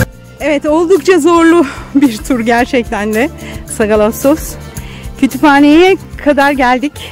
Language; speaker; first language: Turkish; native; Turkish